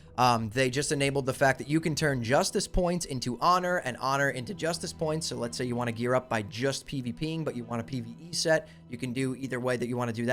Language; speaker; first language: English; native; English